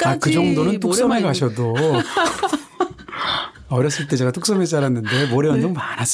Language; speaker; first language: Korean; native; Korean